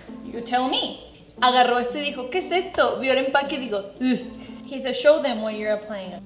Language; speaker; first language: Spanish; native; Spanish